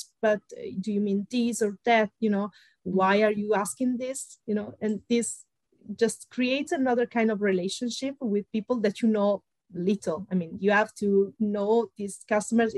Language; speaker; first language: English; non-native, fluent; Italian